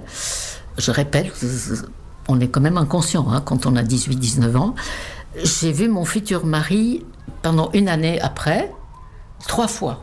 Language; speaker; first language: French; non-native, fluent; Czech